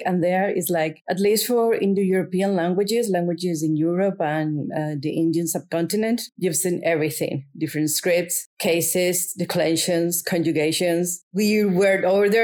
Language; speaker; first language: English; non-native, fluent; Spanish